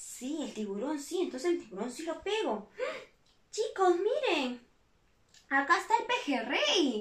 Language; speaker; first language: Spanish; native; Spanish